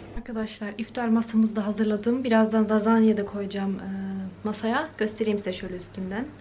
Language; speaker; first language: Turkish; early bilingual, heritage; Turkish